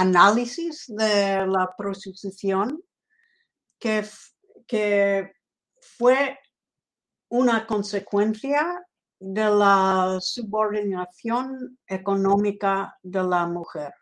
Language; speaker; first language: Spanish; non-native, fluent; English